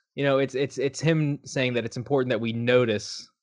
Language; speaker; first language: English; native; English